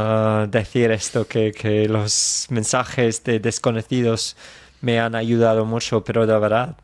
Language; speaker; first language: Spanish; non-native, fluent; English